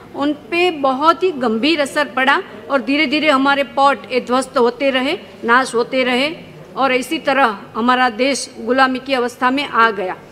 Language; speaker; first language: Hindi; non-native, local second language; Gujarati